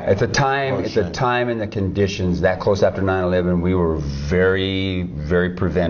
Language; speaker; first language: English; native; English